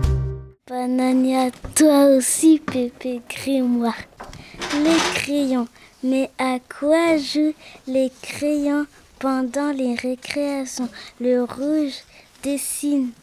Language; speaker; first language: French; native; French